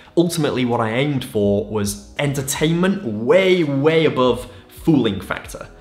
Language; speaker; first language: English; native; English